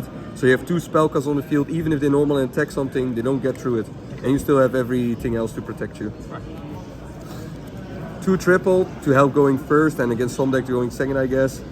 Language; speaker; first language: English; non-native, fluent; Dutch